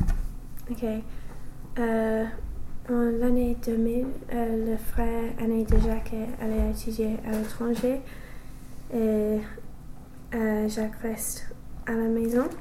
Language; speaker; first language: French; non-native, learner; English